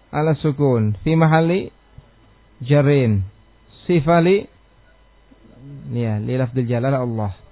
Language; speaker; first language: Arabic; non-native, fluent; Indonesian